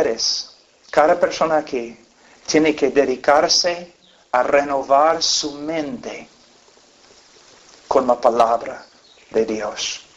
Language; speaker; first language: Spanish; non-native, fluent; English